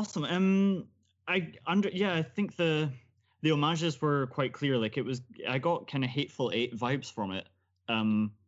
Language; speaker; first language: English; native; English